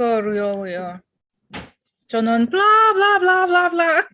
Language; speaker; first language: Korean; non-native, learner; English